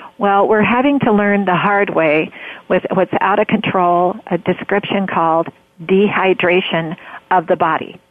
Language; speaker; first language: English; native; English